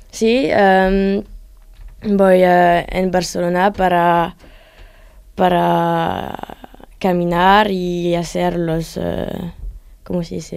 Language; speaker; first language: Spanish; non-native, learner; French